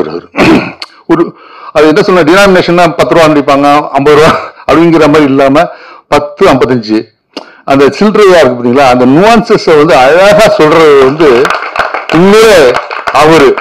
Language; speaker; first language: Tamil; native; Tamil